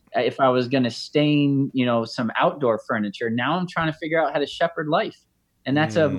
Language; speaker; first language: English; native; English